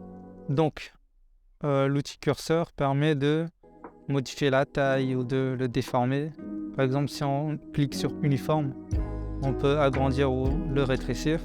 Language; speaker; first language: French; native; French